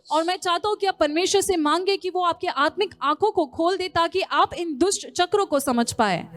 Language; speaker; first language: Hindi; native; Hindi